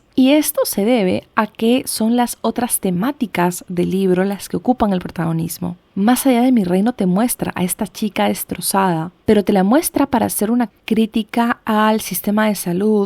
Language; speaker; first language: Spanish; native; Spanish